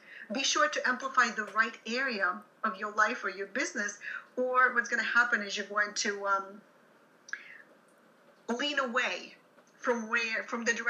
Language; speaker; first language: English; non-native, fluent; Ukrainian